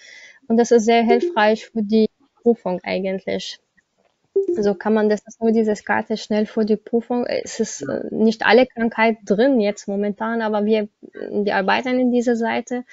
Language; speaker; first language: German; non-native, learner; Arabic